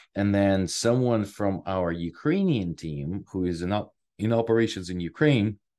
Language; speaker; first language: English; non-native, fluent; Ukrainian